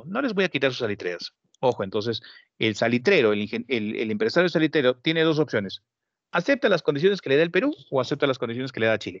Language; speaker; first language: Spanish; native; Spanish